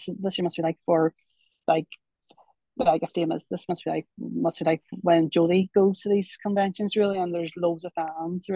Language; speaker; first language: English; native; English